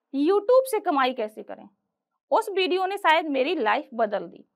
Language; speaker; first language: Hindi; native; Hindi